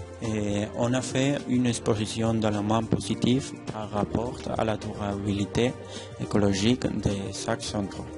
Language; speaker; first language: French; non-native, learner; Spanish